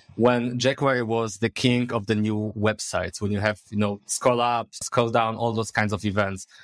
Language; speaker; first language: English; non-native, fluent; Polish